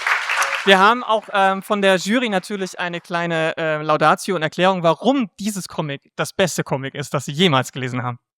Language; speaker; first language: German; native; German